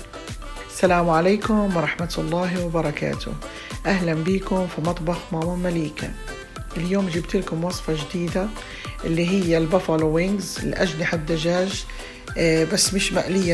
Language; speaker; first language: Arabic; native; Arabic